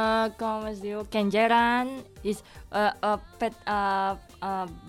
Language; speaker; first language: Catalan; non-native, learner; Indonesian